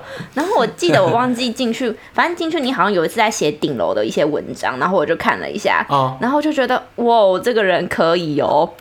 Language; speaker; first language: Chinese; native; Chinese